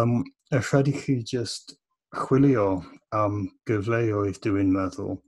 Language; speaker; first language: Welsh; non-native, fluent; English